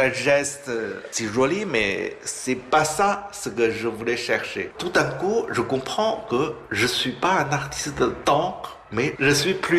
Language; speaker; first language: French; non-native, fluent; Chinese